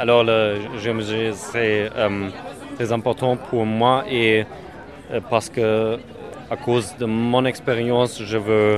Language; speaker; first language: French; non-native, learner; German